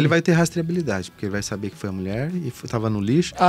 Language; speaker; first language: Portuguese; native; Portuguese